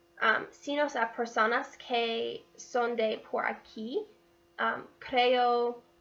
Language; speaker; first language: Spanish; non-native, learner; English